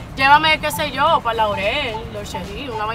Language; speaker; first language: Spanish; native; Spanish